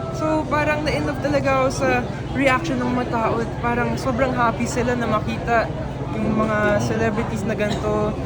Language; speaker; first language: Filipino; non-native, local second language; English